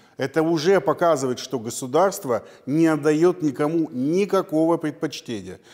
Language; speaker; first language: Russian; native; Russian